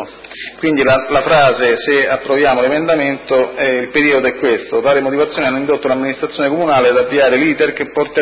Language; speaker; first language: Italian; native; Italian